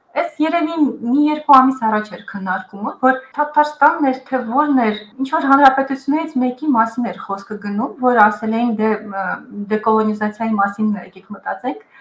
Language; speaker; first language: Armenian; early bilingual, heritage; Armenian